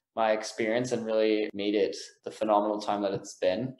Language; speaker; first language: English; native; English